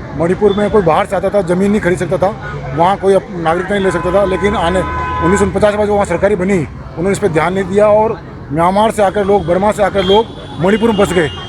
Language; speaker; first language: Hindi; native; Hindi